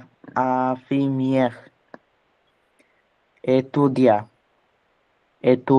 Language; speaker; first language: French; non-native, learner; Bangla